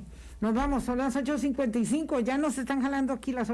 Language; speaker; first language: Spanish; native; Spanish